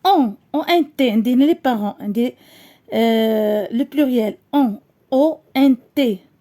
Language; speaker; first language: French; non-native, local second language; Arabic